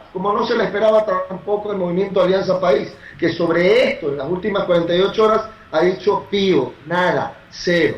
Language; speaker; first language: Spanish; native; Spanish